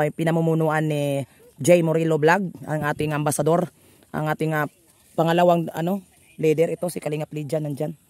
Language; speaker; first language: Filipino; non-native, local second language; Cebuano